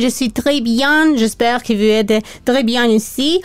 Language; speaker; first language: French; non-native, learner; Spanish